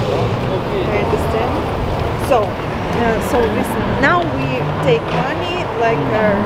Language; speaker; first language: English; non-native, learner; Russian